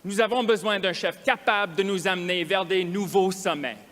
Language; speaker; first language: French; non-native, local second language; English